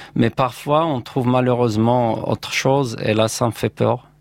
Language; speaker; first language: French; non-native, local second language; Berber languages